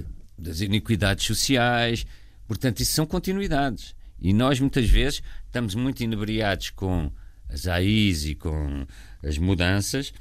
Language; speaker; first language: Portuguese; native; Portuguese